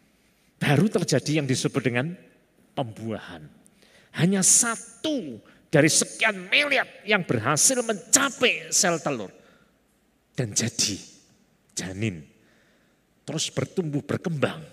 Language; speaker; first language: Indonesian; native; Indonesian